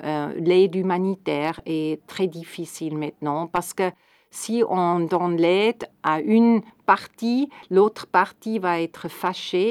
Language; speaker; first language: French; non-native, fluent; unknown